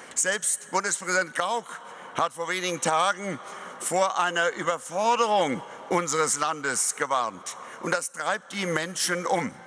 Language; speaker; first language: German; native; German